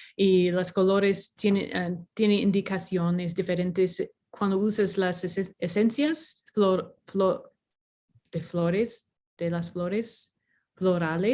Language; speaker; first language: Spanish; non-native, fluent; English